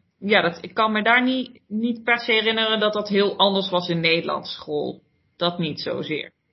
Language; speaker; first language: Dutch; early bilingual, heritage; Dutch